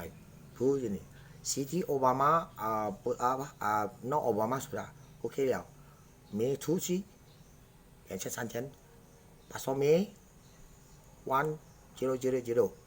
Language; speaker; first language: English; non-native, learner; Indonesian